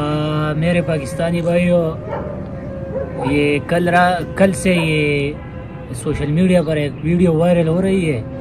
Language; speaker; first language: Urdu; non-native, local second language; Pashto